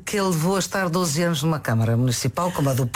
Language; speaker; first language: Portuguese; native; Portuguese